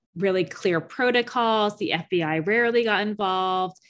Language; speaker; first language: English; native; English